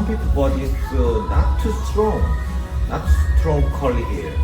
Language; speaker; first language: English; non-native, learner; Korean